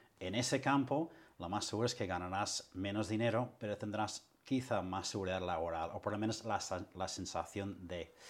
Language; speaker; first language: Spanish; non-native, fluent; English